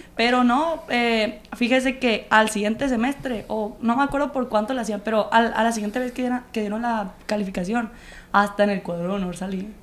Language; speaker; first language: Spanish; native; Spanish